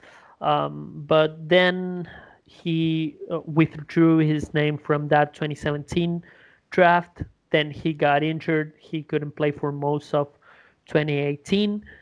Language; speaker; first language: English; non-native, fluent; Spanish